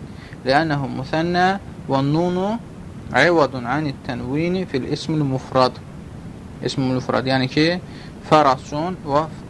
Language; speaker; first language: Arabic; non-native, fluent; Azerbaijani